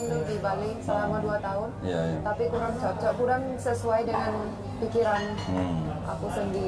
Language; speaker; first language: Indonesian; non-native, fluent; Finnish